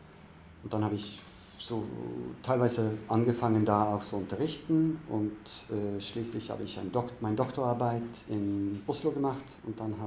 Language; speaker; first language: German; non-native, fluent; Norwegian